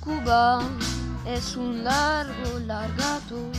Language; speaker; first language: Spanish; non-native, learner; French